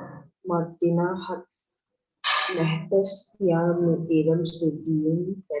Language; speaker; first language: German; non-native, learner; Indonesian